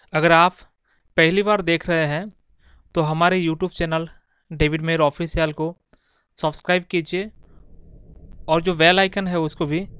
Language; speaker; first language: Hindi; non-native, local second language; Bangla